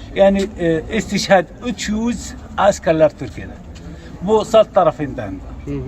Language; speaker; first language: Turkish; non-native, learner; Arabic